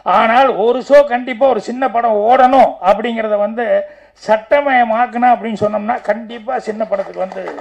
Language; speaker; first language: Tamil; native; Tamil